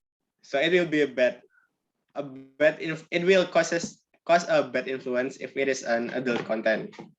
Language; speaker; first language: English; non-native, learner; Indonesian